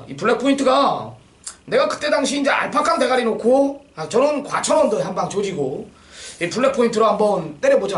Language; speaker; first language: Korean; native; Korean